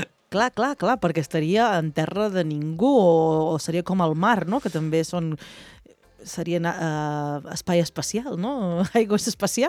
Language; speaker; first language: Catalan; native; Catalan